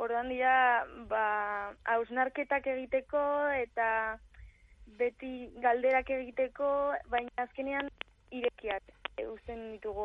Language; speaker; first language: Basque; non-native, local second language; Spanish